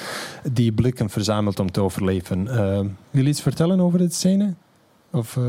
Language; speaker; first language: Dutch; non-native, fluent; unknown